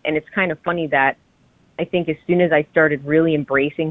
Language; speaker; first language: English; native; English